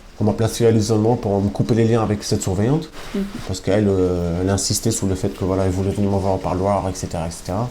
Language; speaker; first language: French; non-native, fluent; Albanian